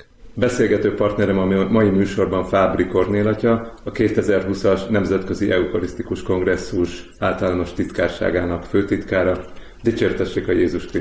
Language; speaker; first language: Hungarian; native; Hungarian